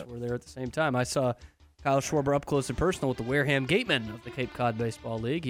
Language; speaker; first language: English; native; English